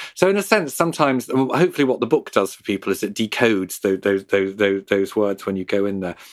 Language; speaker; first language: English; native; English